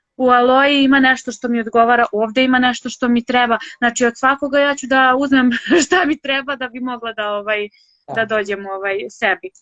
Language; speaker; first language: Bosnian; native; Bosnian